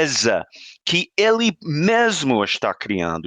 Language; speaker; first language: Portuguese; non-native, fluent; English